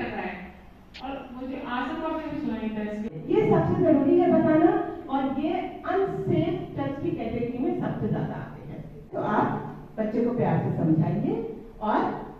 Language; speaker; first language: Hindi; native; Hindi